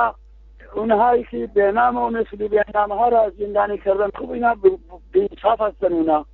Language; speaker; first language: Persian; non-native, local second language; Kurdish